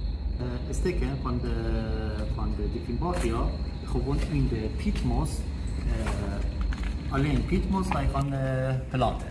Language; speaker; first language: Dutch; non-native, learner; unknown